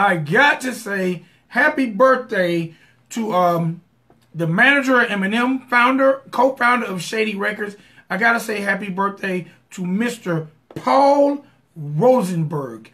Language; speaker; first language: English; native; English